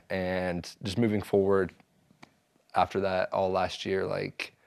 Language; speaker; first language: English; native; English